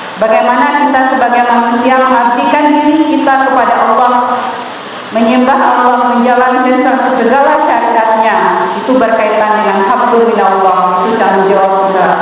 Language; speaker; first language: Indonesian; native; Indonesian